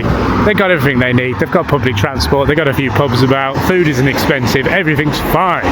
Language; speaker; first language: English; native; English